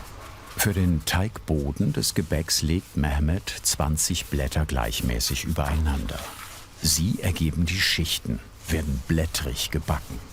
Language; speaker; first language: German; native; German